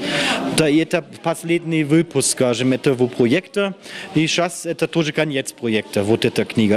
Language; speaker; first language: Russian; non-native, fluent; German